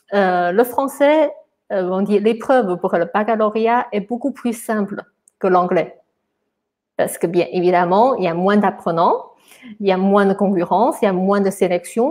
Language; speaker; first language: French; non-native, fluent; Chinese